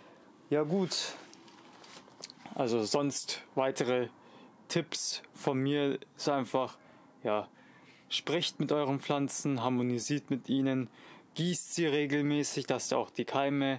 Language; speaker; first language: German; native; German